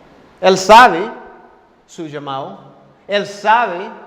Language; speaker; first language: Spanish; non-native, fluent; English